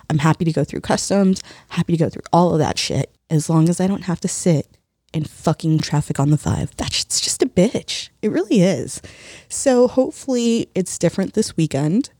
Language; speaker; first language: English; early bilingual, other home language; Spanish